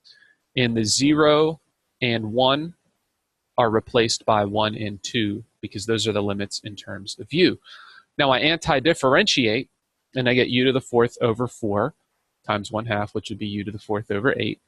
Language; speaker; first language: English; native; English